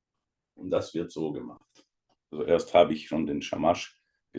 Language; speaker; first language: German; non-native, fluent; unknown